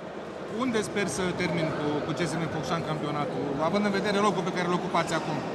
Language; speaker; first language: Romanian; native; Romanian